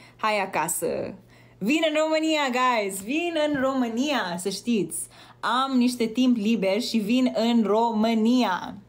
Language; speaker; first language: Romanian; early bilingual, heritage; Romanian